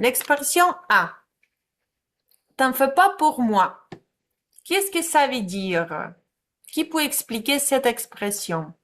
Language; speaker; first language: French; non-native, fluent; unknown